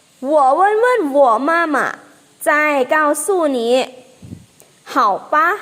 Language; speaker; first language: Chinese; non-native, fluent; Thai